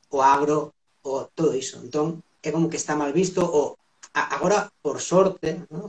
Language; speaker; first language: Galician; non-native, local second language; Spanish